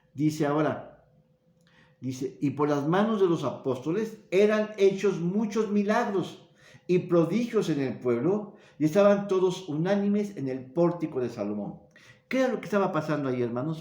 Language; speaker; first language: Spanish; native; Spanish